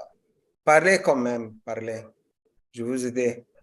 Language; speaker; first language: French; non-native, fluent; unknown